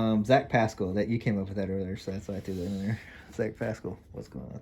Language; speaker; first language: English; native; English